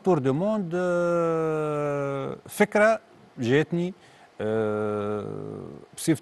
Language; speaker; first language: Arabic; native; Arabic